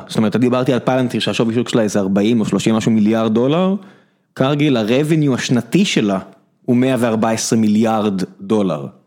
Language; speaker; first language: Hebrew; native; Hebrew